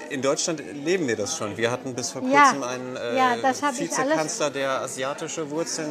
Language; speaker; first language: German; native; German